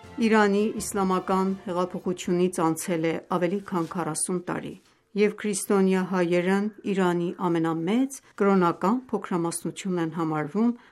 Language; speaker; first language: Armenian; native; Armenian